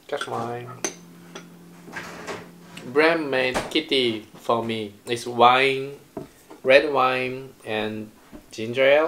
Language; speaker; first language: English; non-native, learner; Japanese